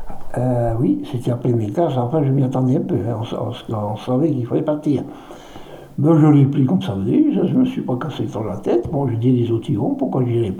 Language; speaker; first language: French; native; French